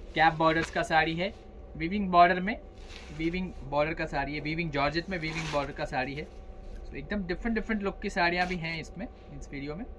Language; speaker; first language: Hindi; non-native, local second language; Tamil